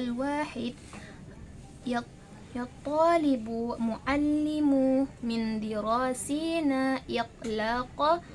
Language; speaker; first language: Arabic; non-native, learner; Indonesian